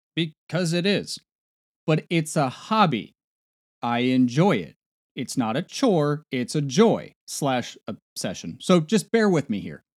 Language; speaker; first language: English; native; English